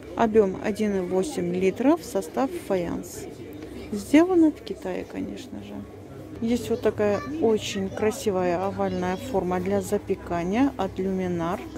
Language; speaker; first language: Russian; native; Russian